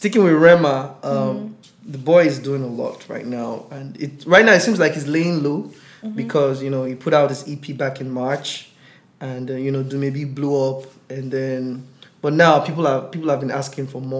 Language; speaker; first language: English; non-native, local second language; Yoruba